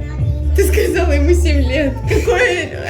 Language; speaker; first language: Russian; native; Russian